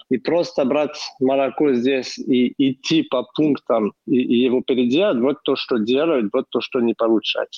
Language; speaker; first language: Russian; non-native, fluent; French